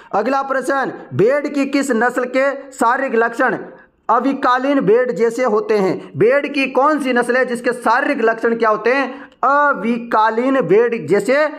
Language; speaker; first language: Hindi; native; Hindi